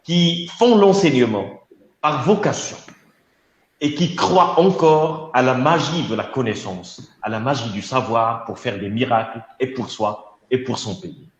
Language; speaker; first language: French; non-native, local second language; Arabic